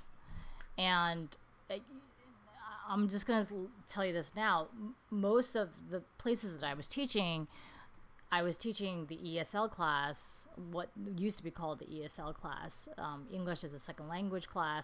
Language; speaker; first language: English; native; English